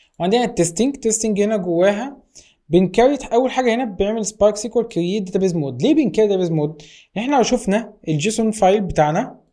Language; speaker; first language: Arabic; native; Arabic